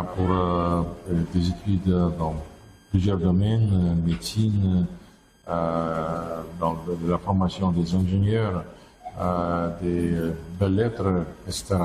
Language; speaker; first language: French; non-native, fluent; Russian